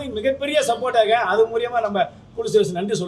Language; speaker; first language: Tamil; native; Tamil